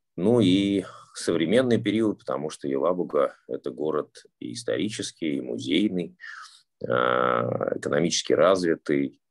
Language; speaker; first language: Russian; native; Russian